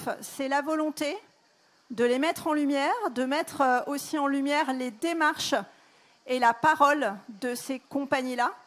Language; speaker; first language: French; native; French